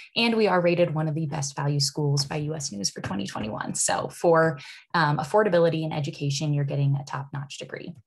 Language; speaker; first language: English; native; English